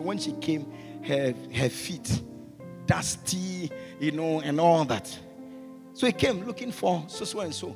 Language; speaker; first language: English; non-native, local second language; Ga